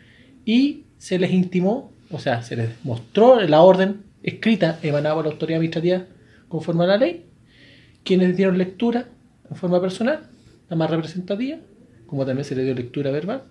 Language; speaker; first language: Spanish; native; Spanish